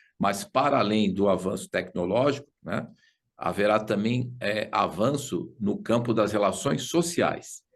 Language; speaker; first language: Portuguese; native; Portuguese